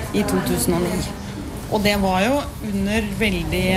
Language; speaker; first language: Norwegian; native; Norwegian